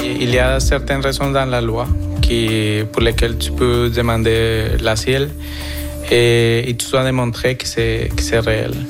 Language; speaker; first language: French; non-native, fluent; Spanish